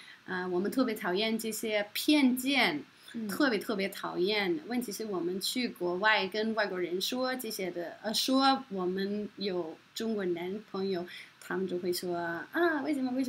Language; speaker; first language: Chinese; non-native, fluent; Norwegian